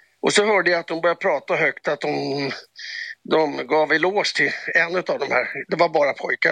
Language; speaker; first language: Swedish; native; Swedish